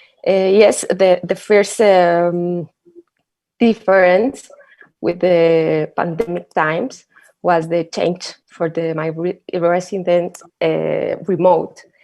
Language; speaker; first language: English; non-native, learner; Spanish